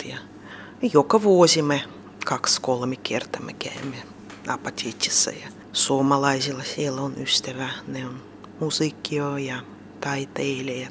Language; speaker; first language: Finnish; non-native, learner; Russian